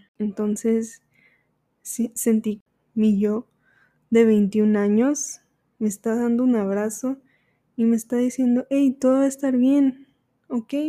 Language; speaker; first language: Spanish; early bilingual, heritage; Spanish